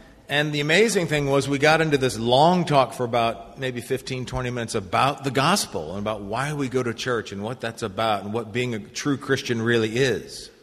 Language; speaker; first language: English; native; English